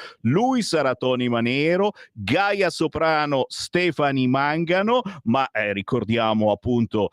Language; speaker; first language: Italian; native; Italian